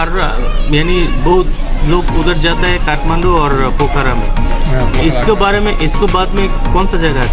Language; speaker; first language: Hindi; non-native, learner; Bangla